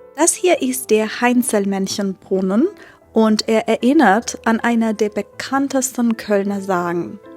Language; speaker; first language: German; non-native, fluent; Persian